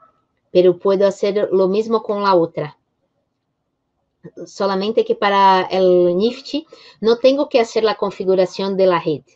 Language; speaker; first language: Spanish; non-native, fluent; Portuguese